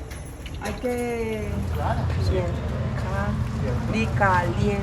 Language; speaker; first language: Spanish; native; Spanish